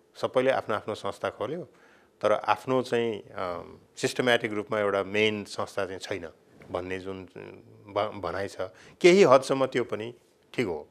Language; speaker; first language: Nepali; native; Nepali